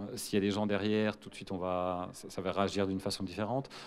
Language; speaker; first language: French; native; French